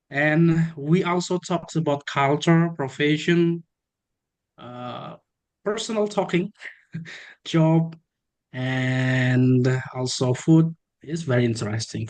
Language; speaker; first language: English; non-native, learner; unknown